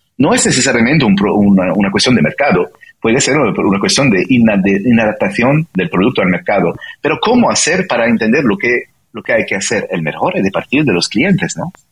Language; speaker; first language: Spanish; non-native, fluent; French